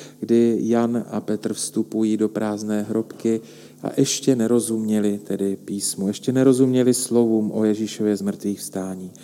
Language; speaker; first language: Czech; native; Czech